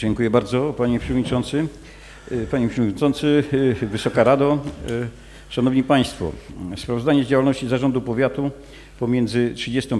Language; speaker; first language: Polish; native; Polish